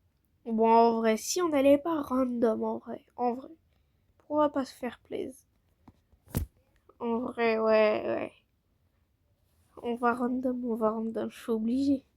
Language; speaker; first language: French; native; French